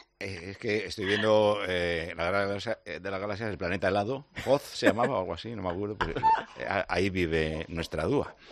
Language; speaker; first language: Spanish; native; Spanish